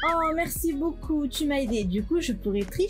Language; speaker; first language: French; native; French